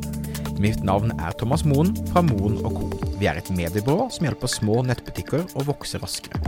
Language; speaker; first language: Norwegian; native; Norwegian